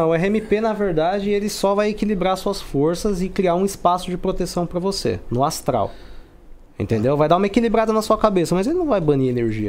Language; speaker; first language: Portuguese; native; Portuguese